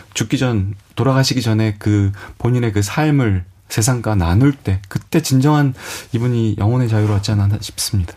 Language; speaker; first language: Korean; native; Korean